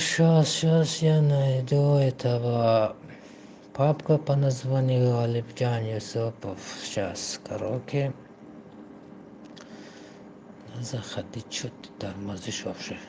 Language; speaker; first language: Russian; non-native, local second language; Tajik